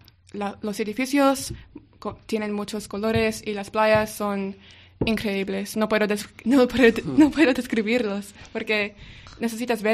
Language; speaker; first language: Spanish; non-native, learner; English